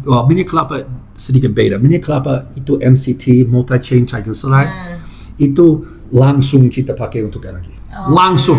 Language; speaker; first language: Indonesian; non-native, fluent; English